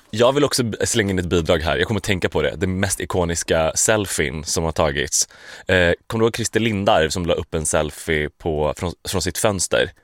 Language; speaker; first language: Swedish; native; Swedish